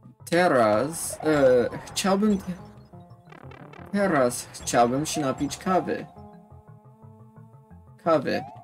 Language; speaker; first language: Polish; non-native, learner; English